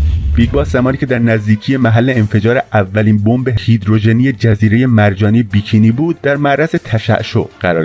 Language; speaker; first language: Persian; native; Persian